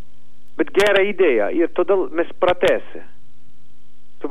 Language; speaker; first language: Lithuanian; non-native, learner; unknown